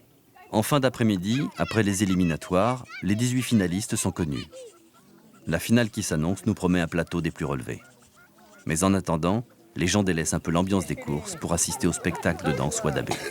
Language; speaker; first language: French; native; French